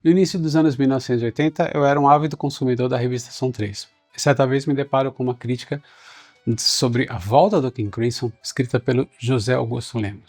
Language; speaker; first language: Portuguese; native; Portuguese